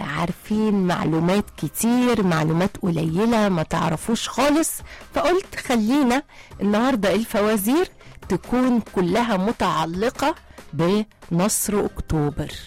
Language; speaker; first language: Arabic; native; Arabic